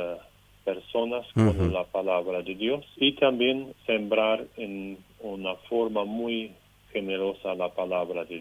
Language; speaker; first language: Spanish; non-native, local second language; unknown